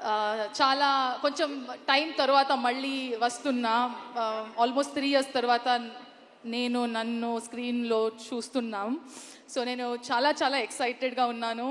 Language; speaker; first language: Telugu; non-native, learner; Kannada